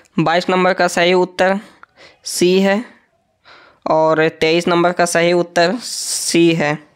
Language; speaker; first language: Hindi; native; Hindi